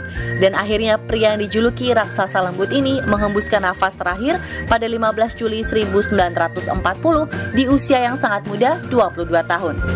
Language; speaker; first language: Indonesian; native; Indonesian